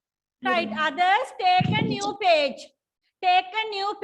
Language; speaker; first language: English; non-native, local second language; Sinhala